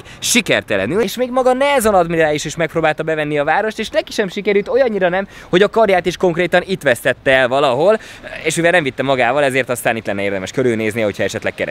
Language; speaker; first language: Hungarian; native; Hungarian